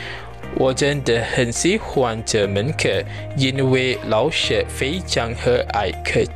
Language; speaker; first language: Chinese; non-native, learner; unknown